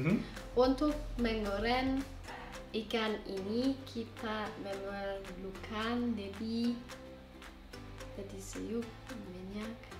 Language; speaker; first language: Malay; non-native, learner; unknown